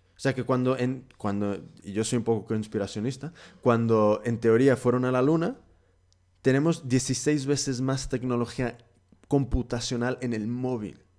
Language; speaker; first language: Spanish; early bilingual, heritage; Spanish